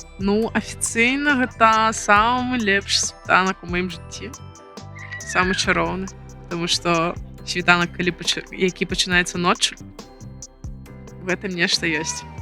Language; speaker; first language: Belarusian; non-native, local second language; Russian